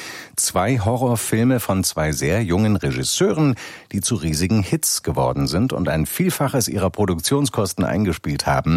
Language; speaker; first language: German; native; German